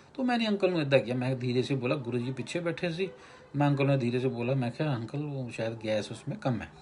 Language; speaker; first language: Hindi; non-native, local second language; Punjabi